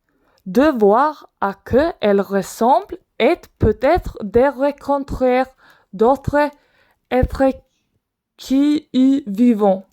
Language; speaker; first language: French; non-native, learner; Swedish